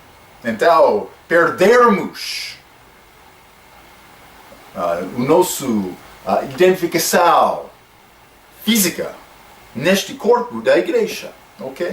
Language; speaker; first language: Portuguese; non-native, fluent; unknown